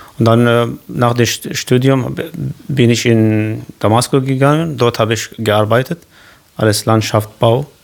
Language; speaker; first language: German; non-native, learner; Kurdish